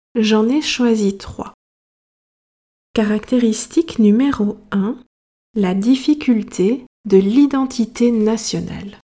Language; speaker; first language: French; native; French